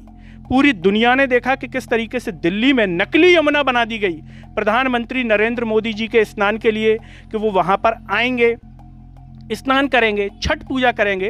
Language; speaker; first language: Hindi; native; Hindi